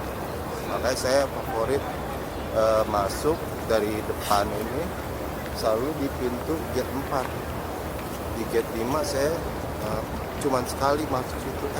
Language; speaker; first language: Indonesian; native; Indonesian